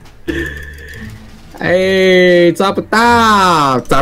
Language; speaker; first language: Chinese; native; Chinese